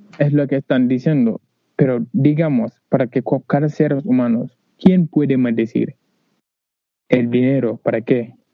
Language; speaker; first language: Spanish; non-native, learner; Wolof